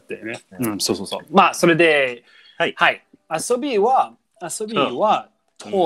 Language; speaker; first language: Japanese; non-native, learner; English